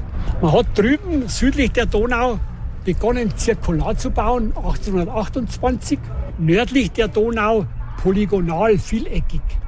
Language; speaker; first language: German; native; German